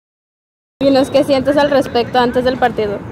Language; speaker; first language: Spanish; native; Spanish